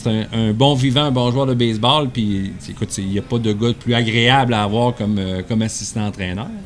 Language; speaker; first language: French; native; French